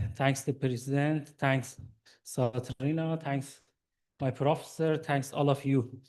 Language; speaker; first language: English; non-native, learner; Persian